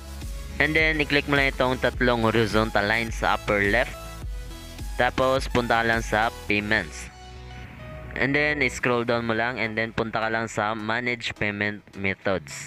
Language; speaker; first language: Filipino; native; Filipino